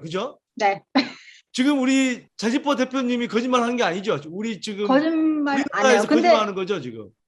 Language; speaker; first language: Korean; native; Korean